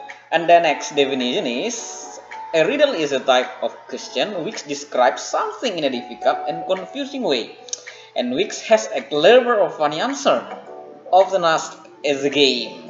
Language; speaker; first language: English; non-native, fluent; Indonesian